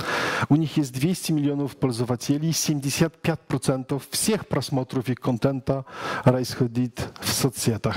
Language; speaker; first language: Russian; non-native, learner; Polish